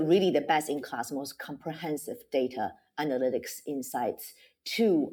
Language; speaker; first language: English; non-native, fluent; Chinese